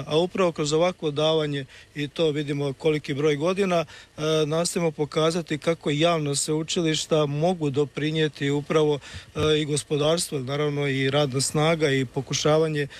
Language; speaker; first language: Serbian; native; Serbian